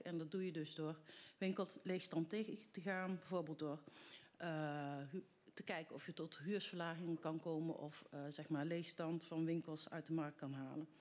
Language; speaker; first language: Dutch; native; Dutch